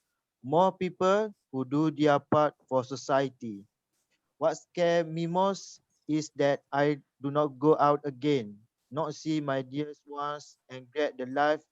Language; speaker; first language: English; non-native, local second language; Malay